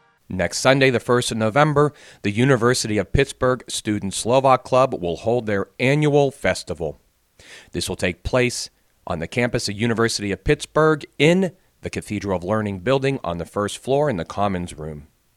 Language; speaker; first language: English; native; English